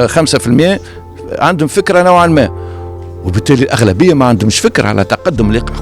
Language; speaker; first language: Arabic; native; Arabic